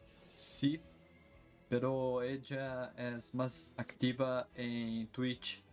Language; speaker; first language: Spanish; non-native, learner; Portuguese